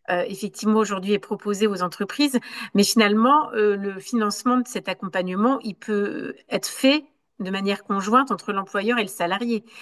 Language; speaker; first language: French; native; French